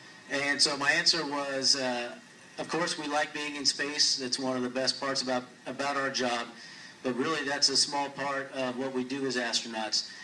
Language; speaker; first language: English; early bilingual, other home language; Spanish